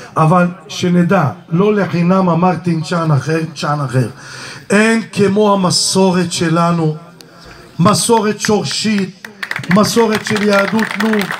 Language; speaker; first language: Hebrew; early bilingual, other home language; Arabic